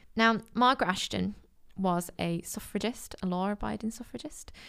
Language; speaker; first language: English; native; English